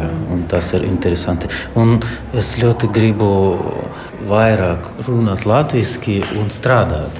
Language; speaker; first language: Latvian; non-native, learner; Russian